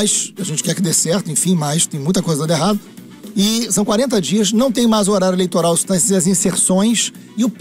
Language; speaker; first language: Portuguese; native; Portuguese